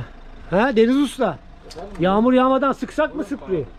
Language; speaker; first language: Turkish; native; Turkish